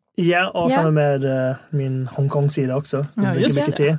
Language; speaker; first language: Swedish; non-native, fluent; English